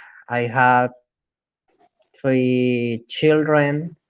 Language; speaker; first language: English; non-native, learner; Spanish